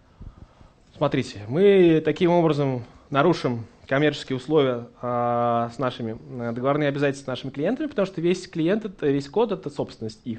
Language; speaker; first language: Russian; native; Russian